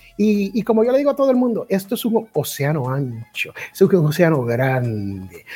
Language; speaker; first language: Spanish; native; Spanish